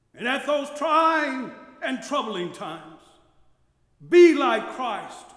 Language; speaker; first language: English; native; English